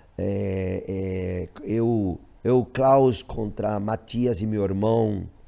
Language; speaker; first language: Portuguese; non-native, fluent; Spanish